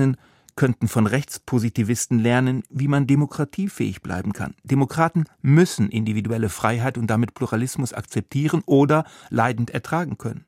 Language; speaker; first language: German; native; German